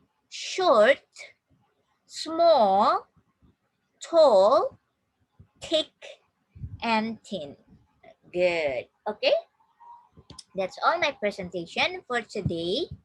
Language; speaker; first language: English; non-native, fluent; Indonesian